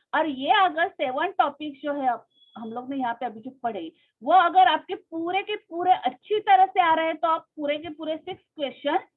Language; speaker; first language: Hindi; non-native, local second language; Marathi